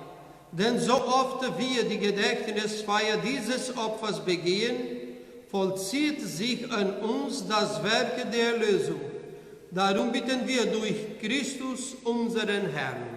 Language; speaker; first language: German; non-native, learner; Portuguese